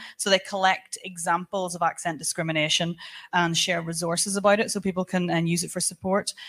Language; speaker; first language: English; native; English